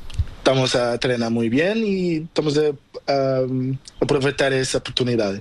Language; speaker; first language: Spanish; non-native, learner; Portuguese